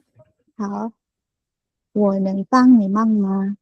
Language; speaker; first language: Chinese; non-native, learner; Filipino